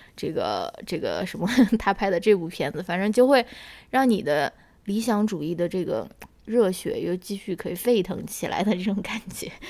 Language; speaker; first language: Chinese; native; Chinese